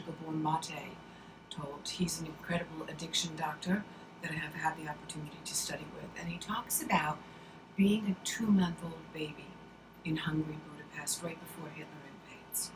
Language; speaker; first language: English; native; English